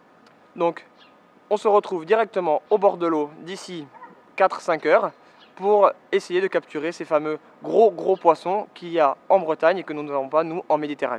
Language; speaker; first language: French; native; French